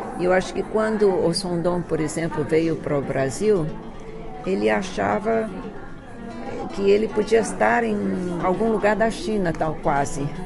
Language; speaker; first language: Portuguese; early bilingual, other home language; Chinese